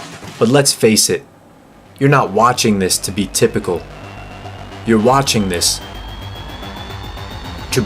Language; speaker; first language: English; native; English